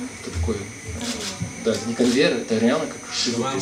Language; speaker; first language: Russian; non-native, fluent; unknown